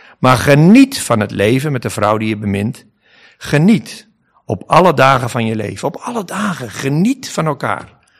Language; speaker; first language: Dutch; native; Dutch